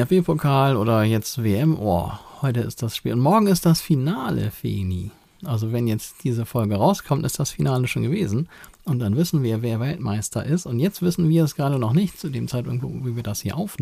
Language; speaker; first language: German; native; German